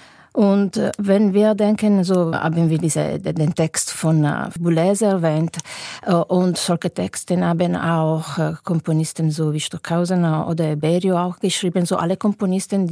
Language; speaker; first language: German; non-native, fluent; Italian